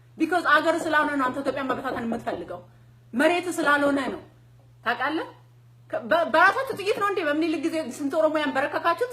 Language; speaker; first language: Amharic; non-native, local second language; Oromo